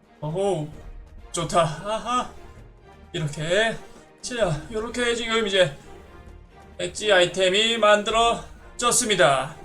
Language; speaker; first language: Korean; native; Korean